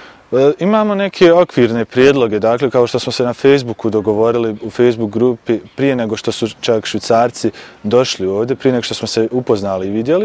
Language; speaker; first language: Croatian; native; Croatian